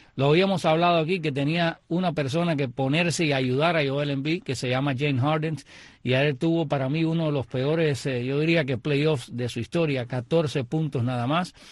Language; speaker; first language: Spanish; native; Spanish